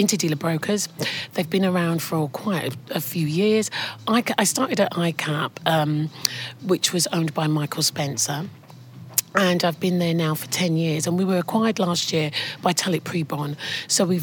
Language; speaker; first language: English; native; English